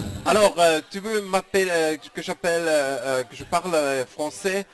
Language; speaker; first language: French; non-native, learner; German